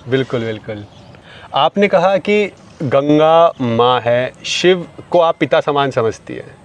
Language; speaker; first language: Hindi; native; Hindi